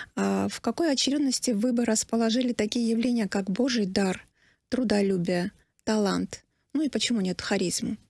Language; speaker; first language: Russian; non-native, local second language; Armenian